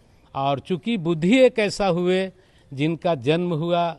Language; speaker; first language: Hindi; native; Hindi